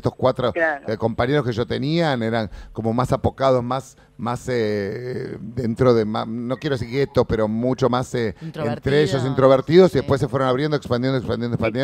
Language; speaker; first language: Spanish; native; Spanish